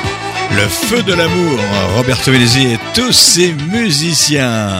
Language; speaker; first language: French; native; French